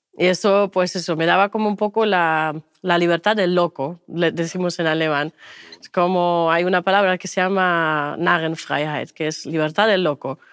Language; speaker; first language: Spanish; non-native, fluent; German